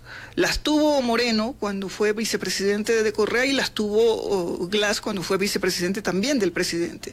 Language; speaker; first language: Spanish; native; Spanish